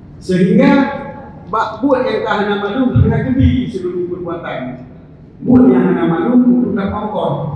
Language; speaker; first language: Malay; non-native, local second language; Achinese